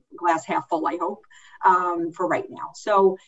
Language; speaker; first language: English; native; English